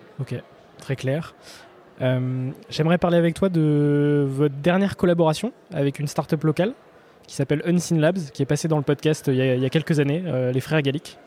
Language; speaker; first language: French; native; French